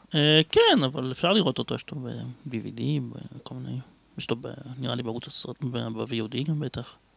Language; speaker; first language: Hebrew; native; Hebrew